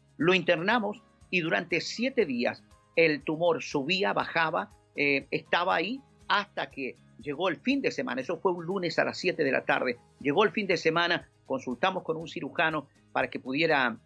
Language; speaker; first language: Spanish; native; Spanish